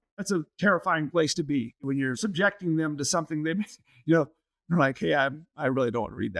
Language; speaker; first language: English; native; English